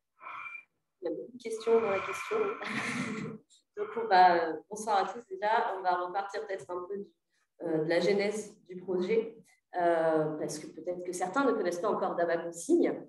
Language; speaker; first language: French; native; French